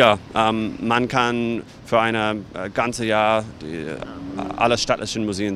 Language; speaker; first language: German; non-native, learner; English